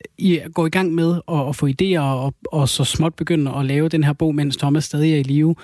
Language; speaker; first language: Danish; native; Danish